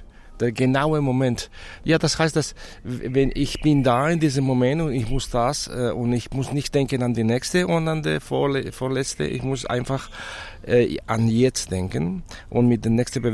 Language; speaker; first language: German; non-native, fluent; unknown